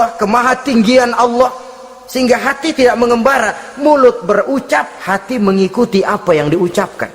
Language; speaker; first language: Indonesian; native; Indonesian